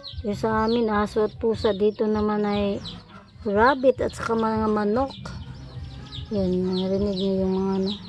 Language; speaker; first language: Filipino; native; Filipino